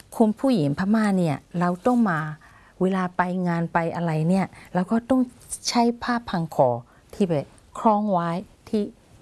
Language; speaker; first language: Thai; non-native, fluent; Burmese